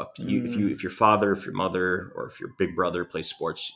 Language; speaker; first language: English; native; English